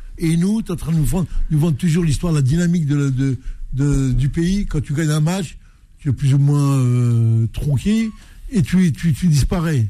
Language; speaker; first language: French; native; French